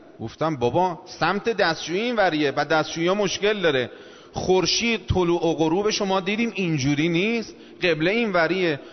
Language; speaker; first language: Persian; non-native, local second language; Azerbaijani